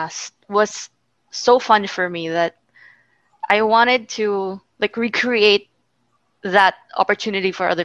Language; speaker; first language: English; non-native, local second language; Filipino